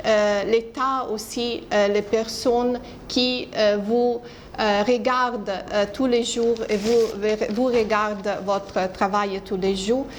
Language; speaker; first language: French; non-native, fluent; Italian